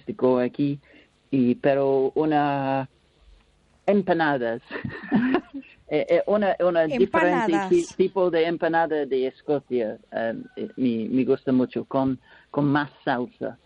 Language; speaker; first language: Spanish; non-native, learner; English